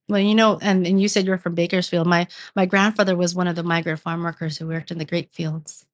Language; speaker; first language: English; early bilingual, other home language; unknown